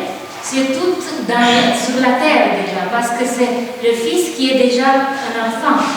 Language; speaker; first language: French; non-native, fluent; Italian